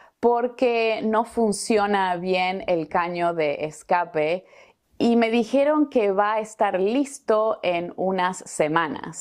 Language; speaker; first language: Spanish; native; Spanish